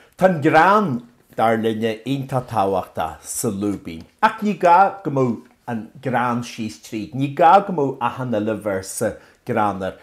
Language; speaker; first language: Irish; native; Irish